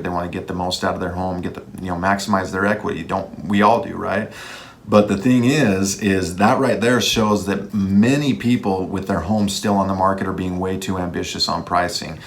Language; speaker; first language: English; native; English